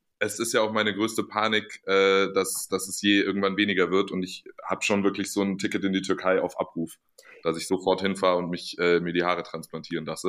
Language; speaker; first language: German; native; German